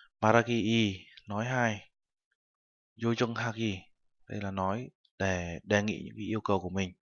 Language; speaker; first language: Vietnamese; native; Vietnamese